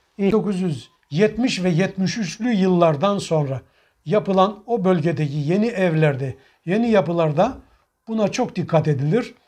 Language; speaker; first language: Turkish; native; Turkish